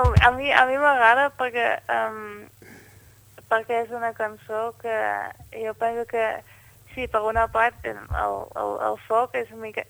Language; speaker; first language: Catalan; non-native, fluent; Dutch